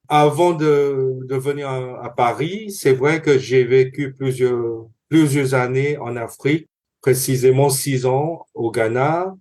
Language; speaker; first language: French; non-native, fluent; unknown